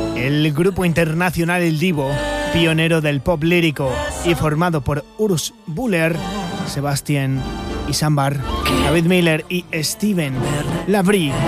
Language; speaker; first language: Spanish; native; Spanish